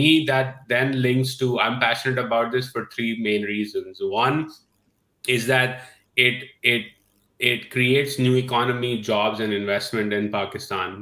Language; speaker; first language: English; non-native, local second language; Urdu